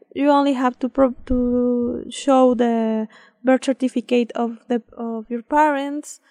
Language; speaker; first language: English; non-native, fluent; Spanish